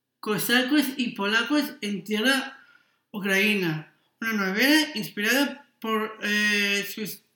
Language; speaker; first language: Spanish; non-native, local second language; Catalan